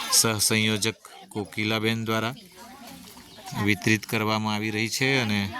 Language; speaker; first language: Gujarati; native; Gujarati